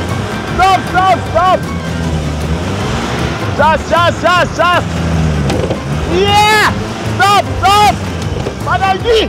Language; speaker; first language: Russian; non-native, learner; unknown